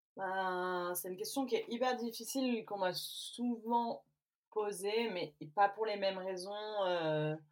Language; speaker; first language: French; native; French